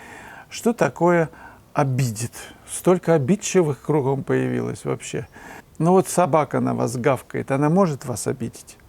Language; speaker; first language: Russian; native; Russian